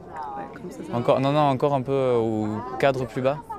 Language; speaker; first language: French; native; French